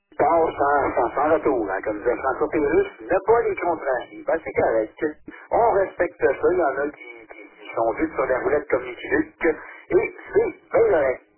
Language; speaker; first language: French; native; French